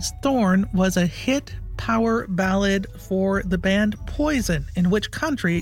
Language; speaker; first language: English; native; English